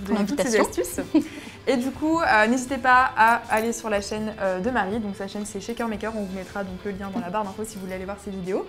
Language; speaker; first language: French; native; French